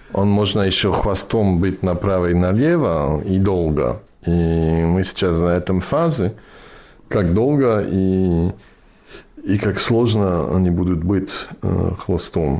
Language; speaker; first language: Russian; non-native, fluent; English